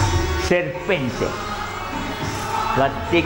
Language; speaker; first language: Italian; non-native, learner; Russian